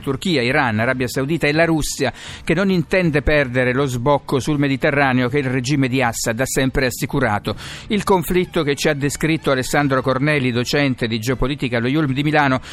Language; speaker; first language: Italian; native; Italian